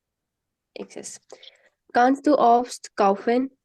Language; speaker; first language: German; non-native, learner; Urdu